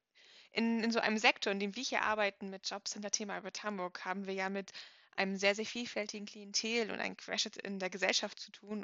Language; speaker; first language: German; native; German